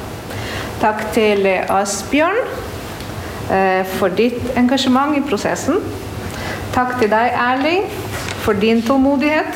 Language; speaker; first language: Norwegian; non-native, fluent; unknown